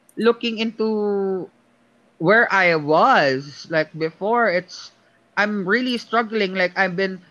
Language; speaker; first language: English; non-native, local second language; Filipino